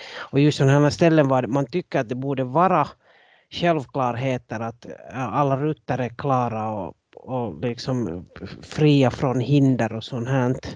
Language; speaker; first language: Swedish; native; Swedish